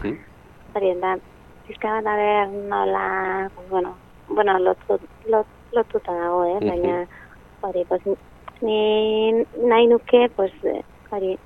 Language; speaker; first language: Basque; non-native, local second language; Spanish